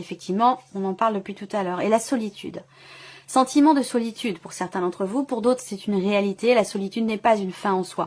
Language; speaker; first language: French; native; French